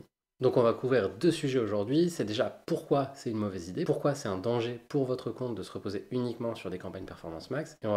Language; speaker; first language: French; native; French